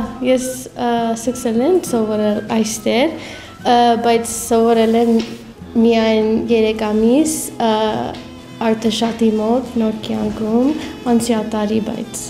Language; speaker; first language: Armenian; non-native, learner; English